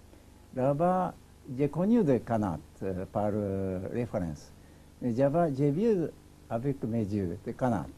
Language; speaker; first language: French; non-native, learner; Japanese